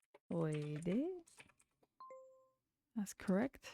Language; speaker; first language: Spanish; non-native, learner; English